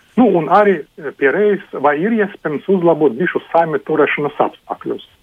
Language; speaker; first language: Latvian; non-native, local second language; Russian